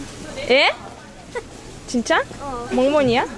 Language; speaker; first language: Korean; non-native, fluent; Russian